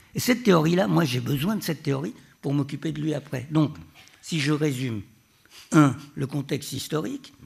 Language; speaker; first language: French; native; French